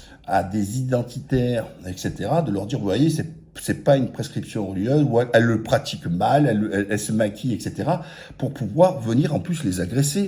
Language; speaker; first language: French; native; French